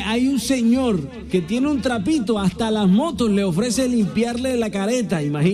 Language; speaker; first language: Spanish; native; Spanish